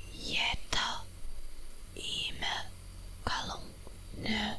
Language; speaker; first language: Albanian; non-native, learner; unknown